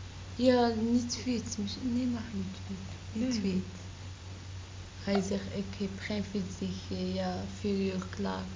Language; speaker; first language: Dutch; non-native, learner; Arabic